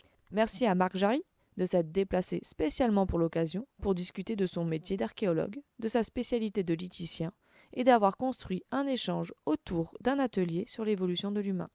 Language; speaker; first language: French; native; French